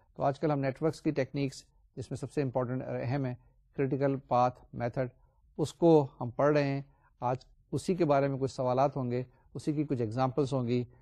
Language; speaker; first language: Urdu; native; Urdu